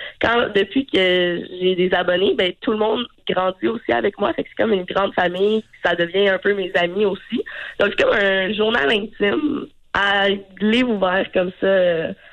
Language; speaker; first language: French; native; French